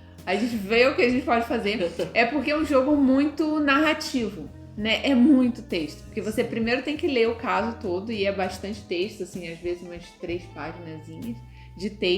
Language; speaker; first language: Portuguese; native; Portuguese